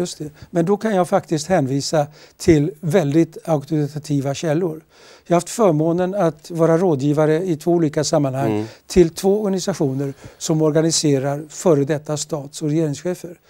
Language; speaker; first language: Swedish; native; Swedish